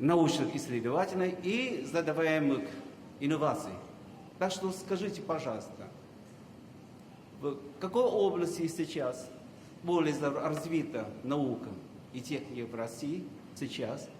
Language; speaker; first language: Russian; non-native, fluent; Vietnamese